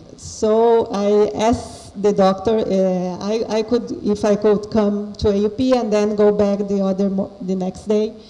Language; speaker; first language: English; non-native, fluent; Portuguese